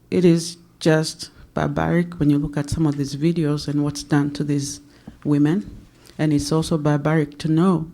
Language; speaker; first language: English; non-native, local second language; Swahili